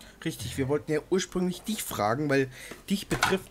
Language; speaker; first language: German; native; German